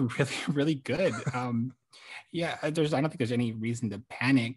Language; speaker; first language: English; native; English